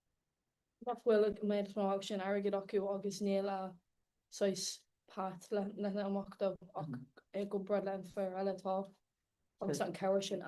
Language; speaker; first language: Irish; non-native, learner; Armenian